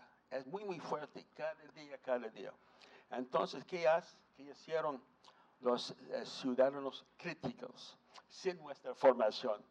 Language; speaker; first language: Spanish; non-native, fluent; English